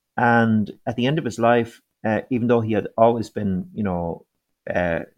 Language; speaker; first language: English; native; English